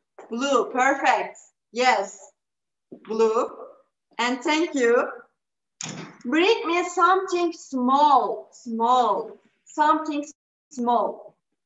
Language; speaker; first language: English; non-native, fluent; Turkish